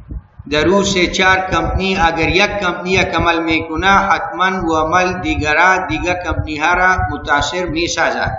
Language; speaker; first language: Persian; non-native, local second language; Pashto